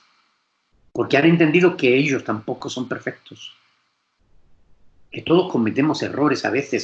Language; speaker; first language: Spanish; native; Spanish